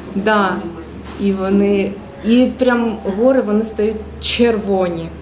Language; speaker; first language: Ukrainian; non-native, fluent; Tajik